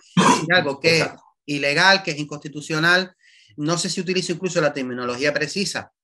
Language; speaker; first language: Spanish; native; Spanish